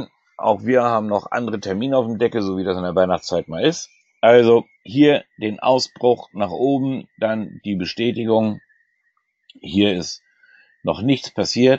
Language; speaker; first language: German; native; German